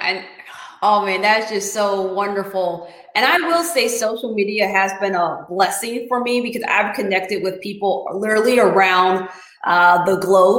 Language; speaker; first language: English; native; English